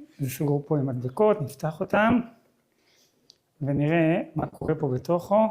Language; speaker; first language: Hebrew; native; Hebrew